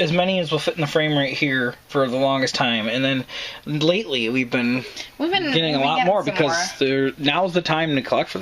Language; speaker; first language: English; native; English